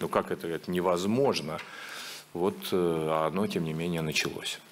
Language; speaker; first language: Russian; native; Russian